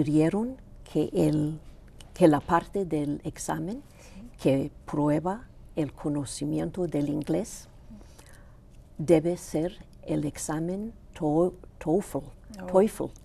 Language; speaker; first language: Spanish; non-native, local second language; Greek